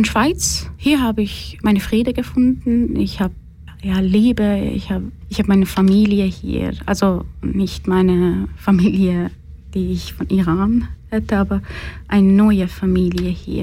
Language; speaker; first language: German; non-native, fluent; Persian